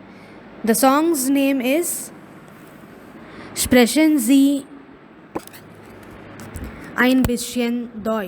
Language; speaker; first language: German; non-native, fluent; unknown